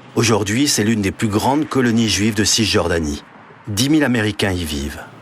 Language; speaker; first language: French; native; French